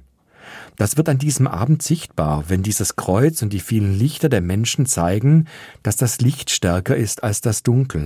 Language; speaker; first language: German; native; German